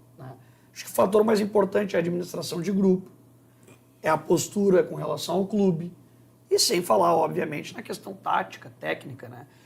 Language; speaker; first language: Portuguese; native; Portuguese